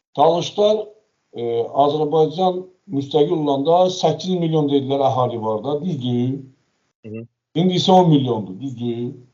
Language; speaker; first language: Azerbaijani; non-native, local second language; Talysh